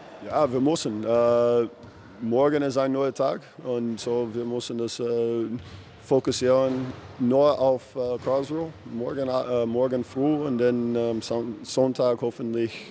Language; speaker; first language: German; non-native, learner; English